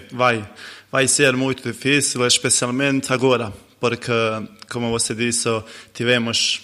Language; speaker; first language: Portuguese; non-native, learner; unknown